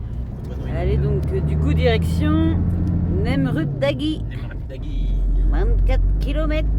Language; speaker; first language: French; native; French